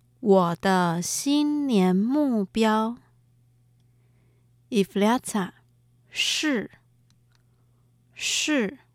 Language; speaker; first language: Chinese; non-native, learner; Russian